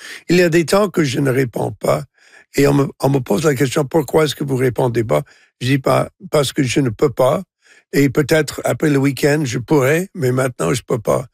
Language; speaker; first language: French; non-native, local second language; English